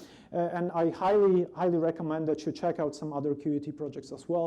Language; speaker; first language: English; non-native, fluent; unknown